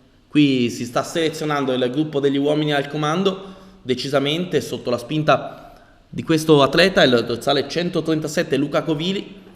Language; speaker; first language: Italian; native; Italian